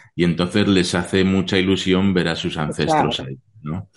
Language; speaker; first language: Spanish; native; Spanish